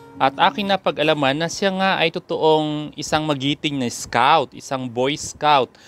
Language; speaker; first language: Filipino; non-native, local second language; Kinaray-a